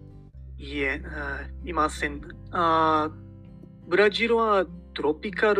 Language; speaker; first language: Japanese; non-native, learner; Portuguese